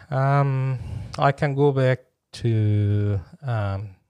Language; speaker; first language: English; non-native, fluent; Arabic